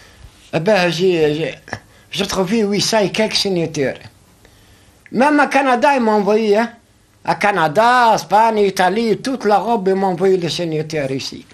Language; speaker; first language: French; non-native, learner; Arabic